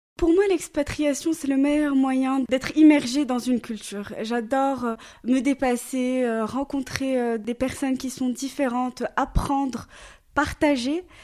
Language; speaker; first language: French; native; French